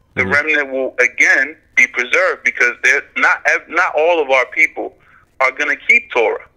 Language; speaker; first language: English; native; English